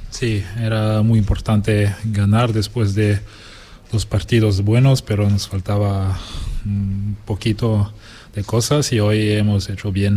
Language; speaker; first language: Spanish; non-native, fluent; French